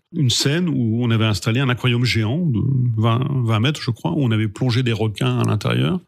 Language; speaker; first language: French; native; French